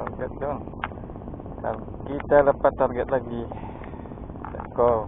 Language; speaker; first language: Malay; non-native, local second language; Balinese